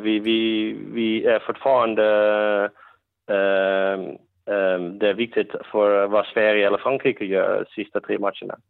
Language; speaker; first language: Swedish; non-native, fluent; Dutch